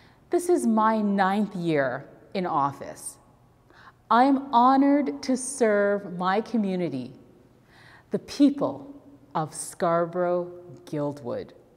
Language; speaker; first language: English; native; English